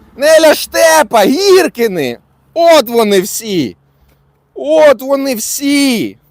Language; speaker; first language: Ukrainian; non-native, local second language; Russian